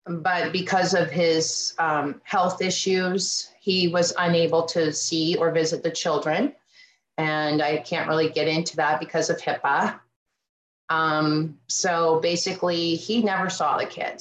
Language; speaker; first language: English; native; English